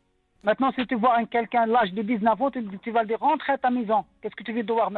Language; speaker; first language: French; non-native, local second language; Arabic